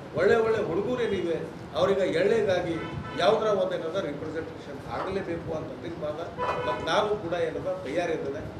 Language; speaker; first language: Kannada; non-native, local second language; Marathi